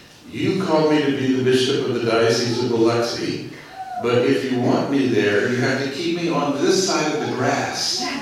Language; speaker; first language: English; native; English